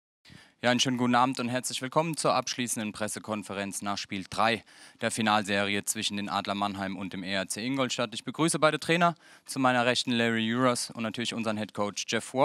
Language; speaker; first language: German; native; German